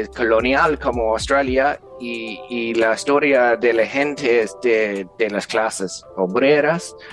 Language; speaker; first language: Spanish; non-native, fluent; English